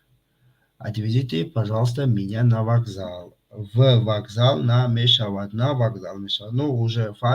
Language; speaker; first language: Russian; non-native, fluent; Tajik